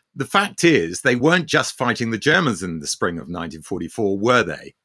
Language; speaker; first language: English; early bilingual, other home language; Armenian